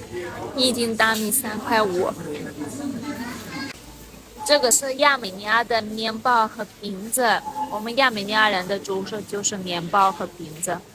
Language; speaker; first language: Chinese; non-native, fluent; Armenian